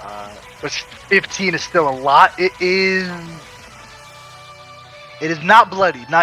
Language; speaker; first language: English; native; English